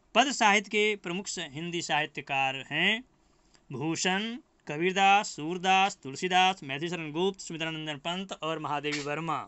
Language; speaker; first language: Hindi; native; Hindi